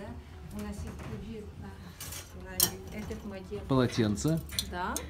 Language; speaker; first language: Russian; non-native, learner; French